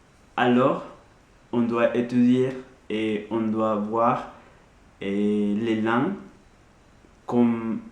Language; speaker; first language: French; non-native, learner; Spanish